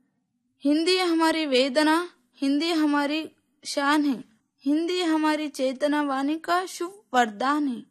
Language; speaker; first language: Hindi; non-native, local second language; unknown